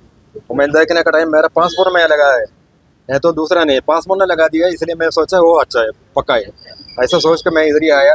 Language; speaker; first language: Hindi; non-native, local second language; Malayalam